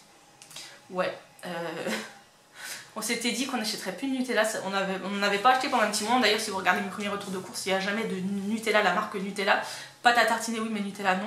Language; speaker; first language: French; native; French